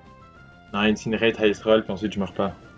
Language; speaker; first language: French; native; French